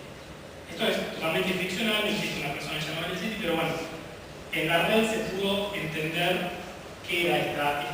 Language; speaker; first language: Spanish; native; Spanish